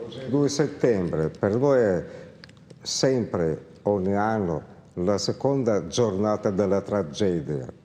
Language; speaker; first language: Italian; non-native, fluent; Russian